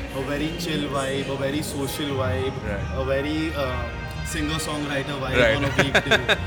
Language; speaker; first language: English; non-native, local second language; Marathi